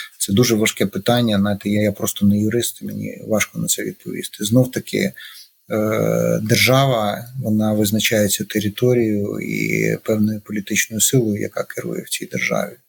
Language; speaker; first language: Ukrainian; native; Ukrainian